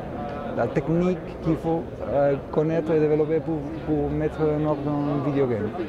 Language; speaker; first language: French; non-native, fluent; Spanish